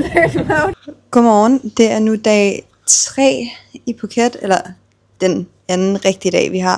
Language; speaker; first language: Danish; native; Danish